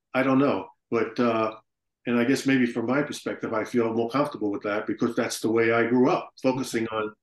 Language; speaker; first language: English; native; English